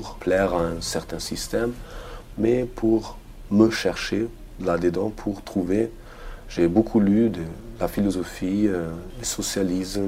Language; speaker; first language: French; non-native, fluent; German